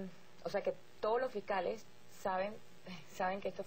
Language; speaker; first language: Spanish; native; Spanish